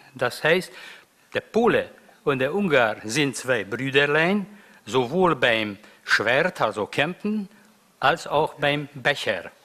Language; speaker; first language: German; non-native, fluent; Hungarian